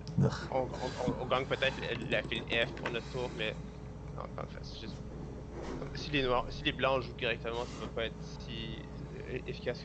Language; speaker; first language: French; native; French